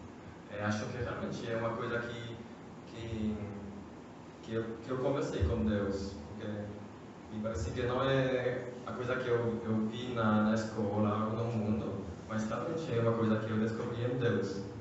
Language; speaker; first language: Portuguese; non-native, fluent; French